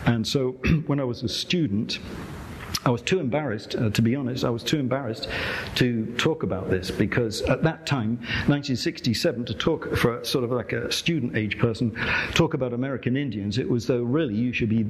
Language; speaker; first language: English; native; English